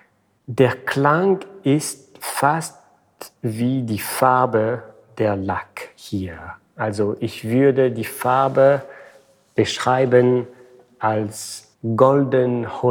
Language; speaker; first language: German; non-native, fluent; French